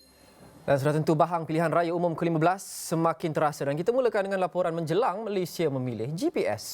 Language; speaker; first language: Malay; native; Malay